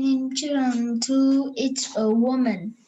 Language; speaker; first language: English; non-native, learner; Vietnamese